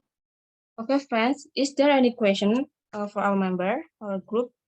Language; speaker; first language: English; non-native, learner; Indonesian